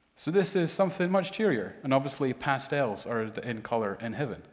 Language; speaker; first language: English; native; English